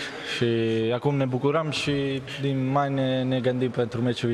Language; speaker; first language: Romanian; non-native, learner; Italian